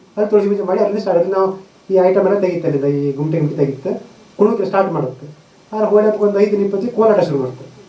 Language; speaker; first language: Kannada; non-native, local second language; Konkani